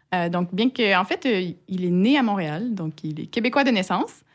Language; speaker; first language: French; native; French